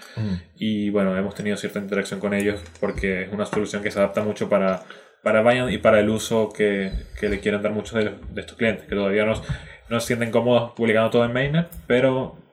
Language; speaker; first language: Spanish; native; Spanish